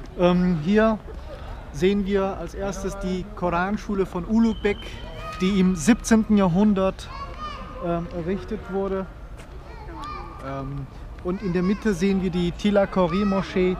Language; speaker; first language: German; non-native, fluent; Uzbek